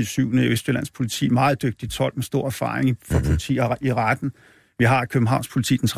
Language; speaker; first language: Danish; native; Danish